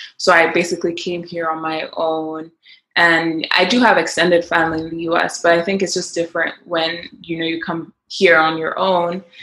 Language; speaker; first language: English; non-native, local second language; Yoruba